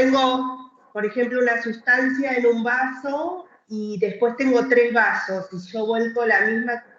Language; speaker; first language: Spanish; native; Spanish